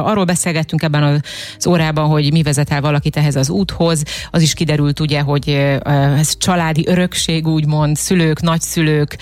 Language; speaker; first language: Hungarian; native; Hungarian